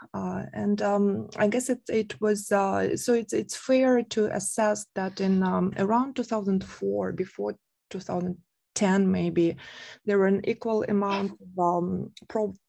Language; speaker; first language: English; non-native, fluent; Russian